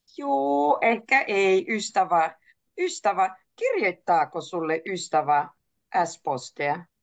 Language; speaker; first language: Finnish; native; Finnish